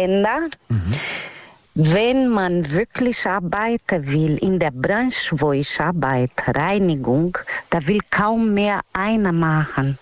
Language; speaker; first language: German; non-native, learner; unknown